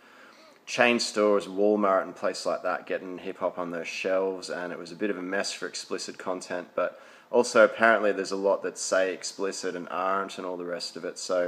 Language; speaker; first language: English; native; English